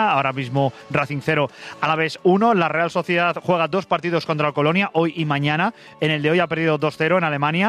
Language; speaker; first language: Spanish; native; Spanish